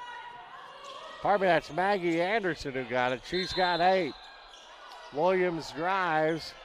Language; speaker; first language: English; native; English